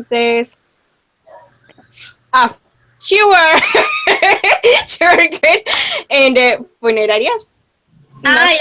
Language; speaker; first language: English; non-native, learner; Spanish